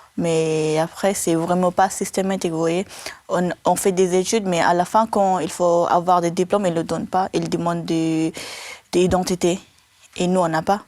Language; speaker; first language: French; non-native, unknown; Tibetan